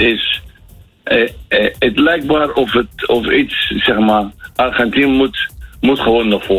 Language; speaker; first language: Dutch; non-native, learner; Arabic